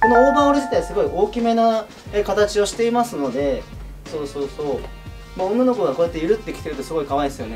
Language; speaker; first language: Japanese; native; Japanese